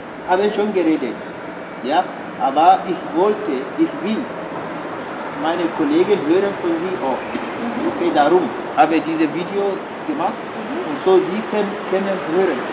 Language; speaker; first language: German; non-native, learner; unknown